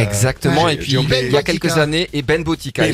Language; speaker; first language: French; native; French